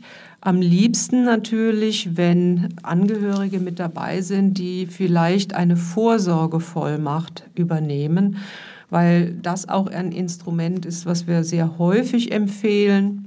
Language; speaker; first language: German; native; German